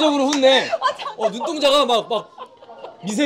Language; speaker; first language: Korean; native; Korean